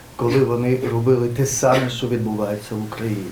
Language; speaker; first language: Ukrainian; non-native, fluent; Georgian